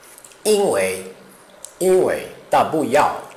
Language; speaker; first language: Chinese; non-native, learner; Portuguese